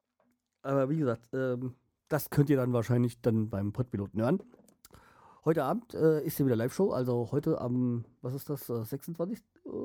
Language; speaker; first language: German; native; German